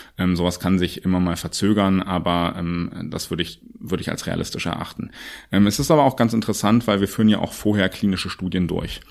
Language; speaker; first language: German; native; German